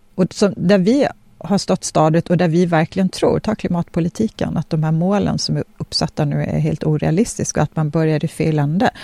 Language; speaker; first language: Swedish; early bilingual, other home language; Polish